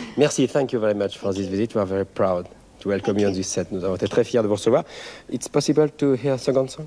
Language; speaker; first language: French; native; French